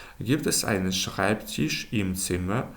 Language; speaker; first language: German; non-native, fluent; Ukrainian